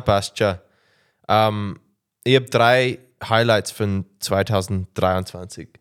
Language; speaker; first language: German; non-native, learner; English